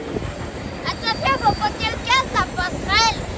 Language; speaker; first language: French; native; French